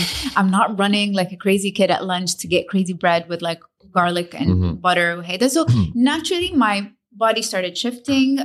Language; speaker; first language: English; early bilingual, other home language; Arabic